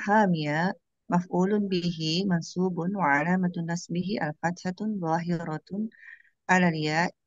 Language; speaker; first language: Arabic; non-native, learner; Indonesian